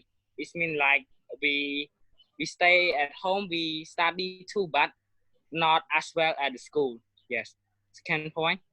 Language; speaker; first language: English; non-native, learner; Khmer